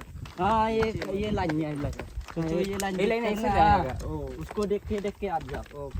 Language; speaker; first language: Hindi; non-native, local second language; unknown